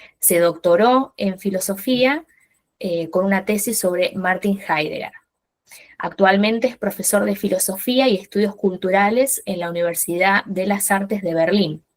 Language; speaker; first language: Spanish; native; Spanish